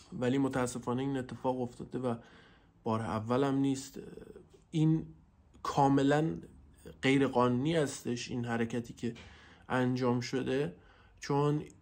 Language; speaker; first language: Persian; non-native, local second language; Central Kurdish